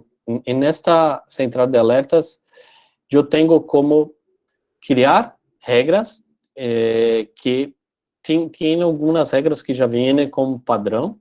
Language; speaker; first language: Spanish; non-native, learner; Portuguese